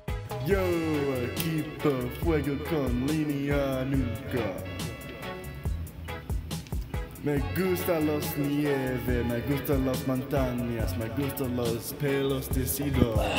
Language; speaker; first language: Spanish; non-native, learner; English